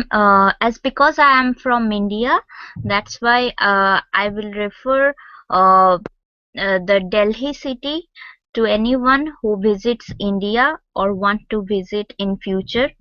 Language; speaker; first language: English; non-native, local second language; Hindi